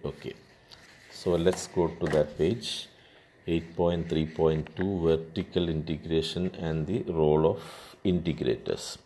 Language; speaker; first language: English; non-native, local second language; Malayalam